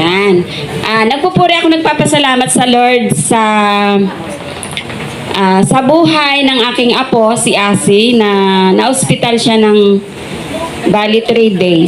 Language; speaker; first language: Filipino; native; Filipino